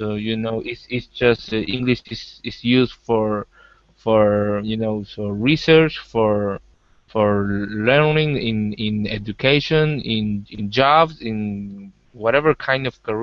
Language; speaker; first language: English; non-native, learner; Spanish